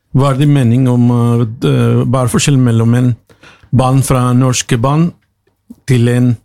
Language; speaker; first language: Norwegian; non-native, learner; Spanish